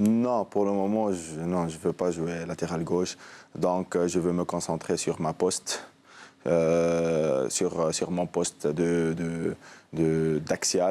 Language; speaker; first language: French; non-native, local second language; Arabic